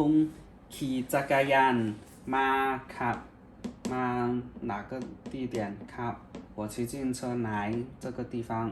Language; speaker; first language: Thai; non-native, learner; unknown